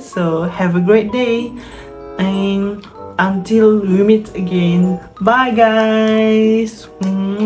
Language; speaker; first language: English; non-native, local second language; Malay